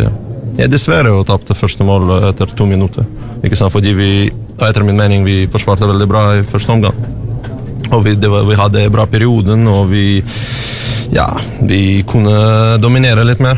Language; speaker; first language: Norwegian; non-native, learner; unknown